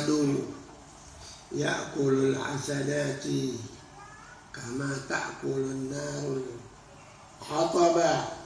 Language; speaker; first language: Arabic; non-native, fluent; Indonesian